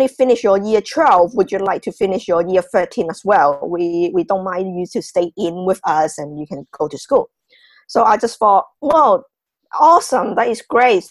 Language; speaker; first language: English; non-native, local second language; Cantonese